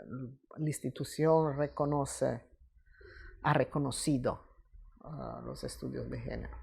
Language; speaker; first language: Spanish; non-native, fluent; Italian